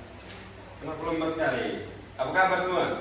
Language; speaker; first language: Indonesian; native; Indonesian